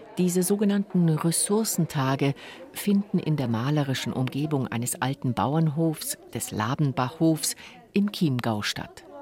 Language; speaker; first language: German; native; German